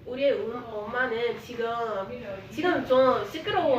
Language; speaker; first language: Korean; non-native, learner; English